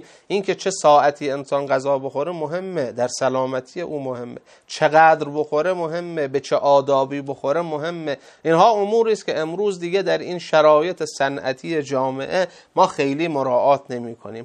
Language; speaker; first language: Persian; native; Persian